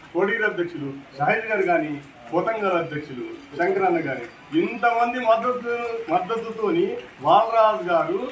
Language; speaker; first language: Telugu; native; Telugu